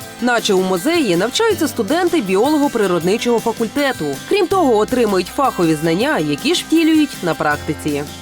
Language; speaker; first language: Ukrainian; native; Ukrainian